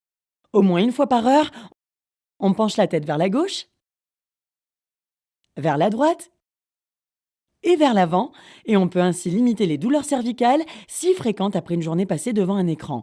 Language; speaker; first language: French; native; French